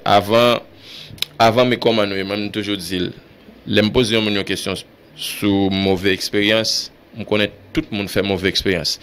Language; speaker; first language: Haitian Creole; native; Haitian Creole